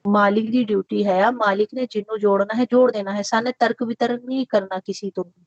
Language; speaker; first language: Hindi; non-native, local second language; Punjabi